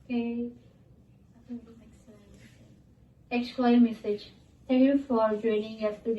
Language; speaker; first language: English; non-native, learner; Indonesian